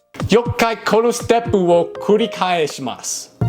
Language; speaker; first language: Japanese; non-native, learner; English